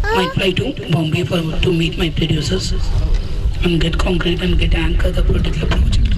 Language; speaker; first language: English; non-native, local second language; Tamil